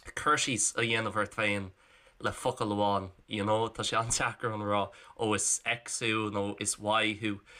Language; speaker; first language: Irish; non-native, local second language; English